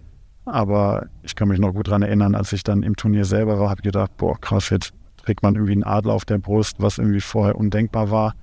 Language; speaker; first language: German; native; German